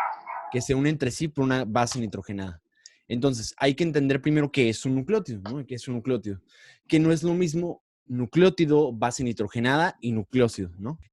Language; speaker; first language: Spanish; native; Spanish